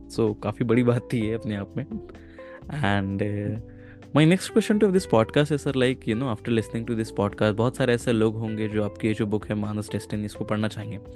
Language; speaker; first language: Hindi; native; Hindi